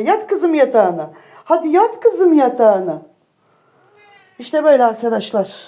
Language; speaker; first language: Turkish; native; Turkish